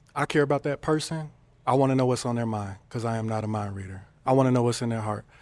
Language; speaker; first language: English; native; English